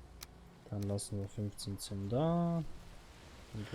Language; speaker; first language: German; native; German